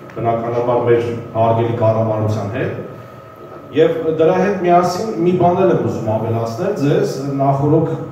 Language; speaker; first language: Armenian; native; Armenian